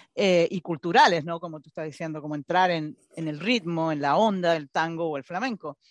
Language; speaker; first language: Spanish; native; Spanish